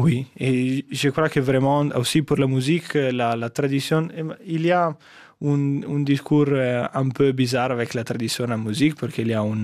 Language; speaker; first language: French; non-native, fluent; Italian